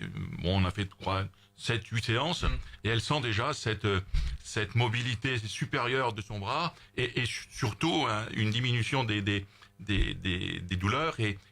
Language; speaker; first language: French; native; French